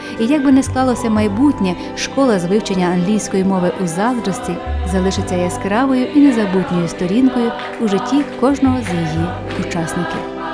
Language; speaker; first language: Ukrainian; native; Ukrainian